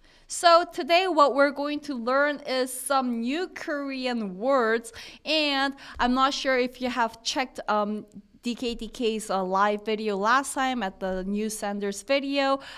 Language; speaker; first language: English; non-native, fluent; Korean